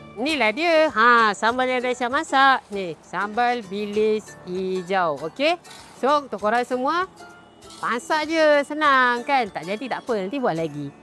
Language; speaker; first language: Malay; native; Malay